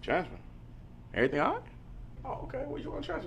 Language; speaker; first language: English; native; English